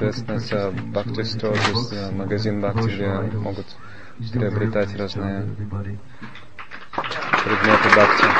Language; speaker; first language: Russian; native; Russian